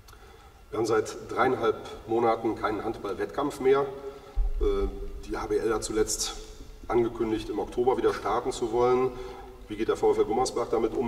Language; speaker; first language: German; native; German